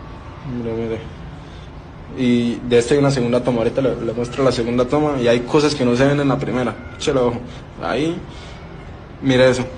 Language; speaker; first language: Spanish; native; Spanish